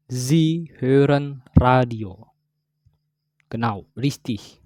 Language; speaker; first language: German; non-native, learner; Indonesian